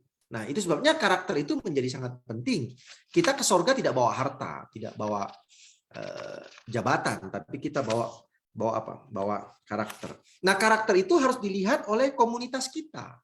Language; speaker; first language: Indonesian; native; Indonesian